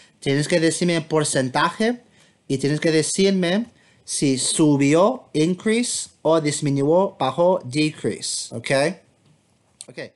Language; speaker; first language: Spanish; non-native, fluent; English